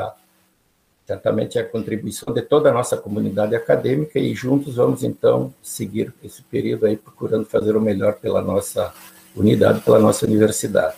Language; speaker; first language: Portuguese; native; Portuguese